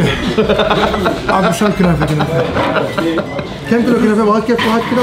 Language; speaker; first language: Arabic; non-native, learner; Turkish